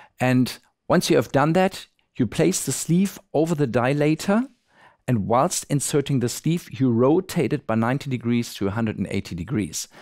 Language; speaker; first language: English; non-native, fluent; German